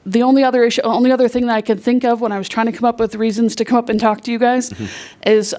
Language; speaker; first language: English; native; English